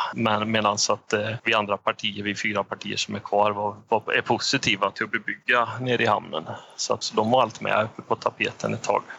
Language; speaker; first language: Swedish; native; Swedish